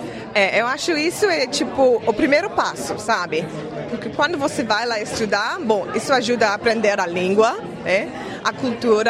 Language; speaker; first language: Portuguese; non-native, fluent; English